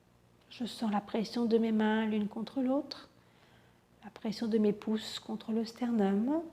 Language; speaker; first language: French; native; French